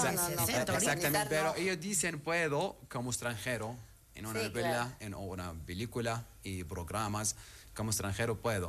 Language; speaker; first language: Spanish; non-native, learner; Arabic